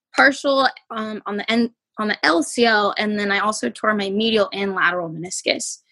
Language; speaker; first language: English; native; English